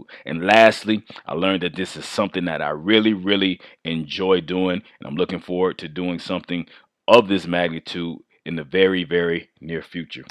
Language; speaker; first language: English; native; English